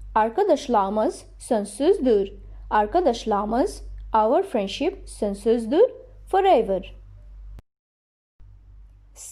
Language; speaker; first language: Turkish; non-native, fluent; Bangla